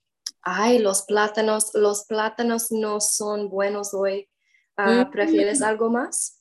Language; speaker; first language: Spanish; non-native, learner; English